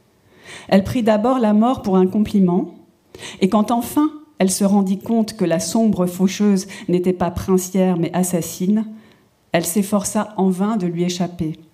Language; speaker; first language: French; native; French